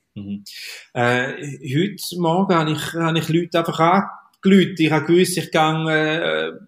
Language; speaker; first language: German; native; German